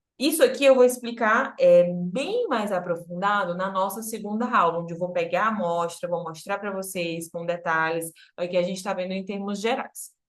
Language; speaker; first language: Portuguese; native; Portuguese